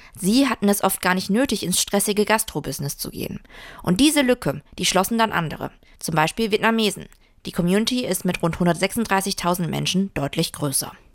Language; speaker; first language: German; early bilingual, other home language; Vietnamese